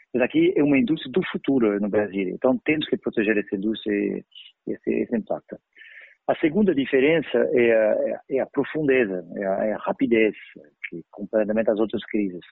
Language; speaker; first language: Portuguese; non-native, fluent; French